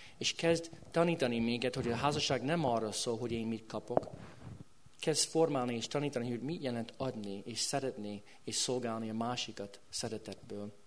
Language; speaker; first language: Hungarian; non-native, fluent; English